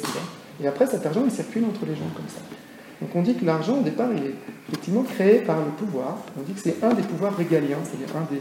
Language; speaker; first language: French; native; French